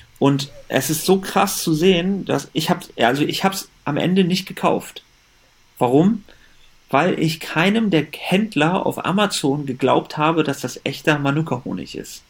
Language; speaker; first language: German; early bilingual, other home language; Persian